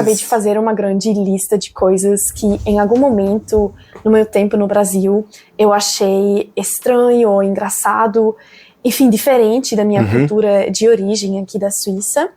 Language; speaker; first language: Portuguese; non-native, fluent; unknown